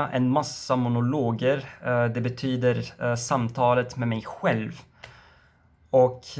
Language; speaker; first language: Swedish; non-native, learner; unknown